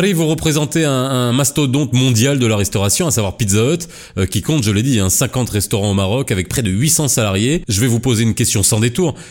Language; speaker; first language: French; non-native, local second language; Arabic